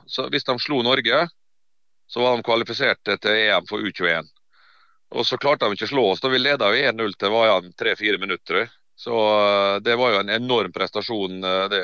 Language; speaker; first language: Norwegian; native; Norwegian